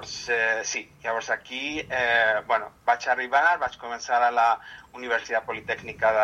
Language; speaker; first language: Catalan; non-native, fluent; Arabic